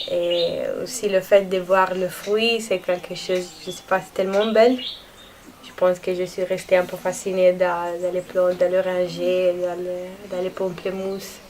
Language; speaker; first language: French; non-native, fluent; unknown